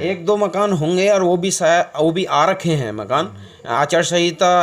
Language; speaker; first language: Hindi; native; Hindi